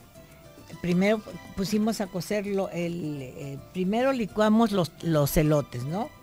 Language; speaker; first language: Spanish; native; Spanish